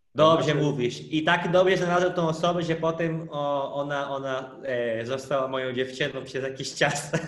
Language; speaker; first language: Polish; non-native, fluent; Portuguese